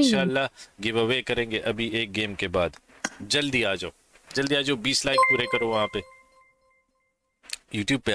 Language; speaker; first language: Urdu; non-native, local second language; Pashto